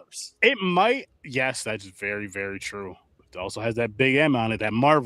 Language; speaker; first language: English; native; English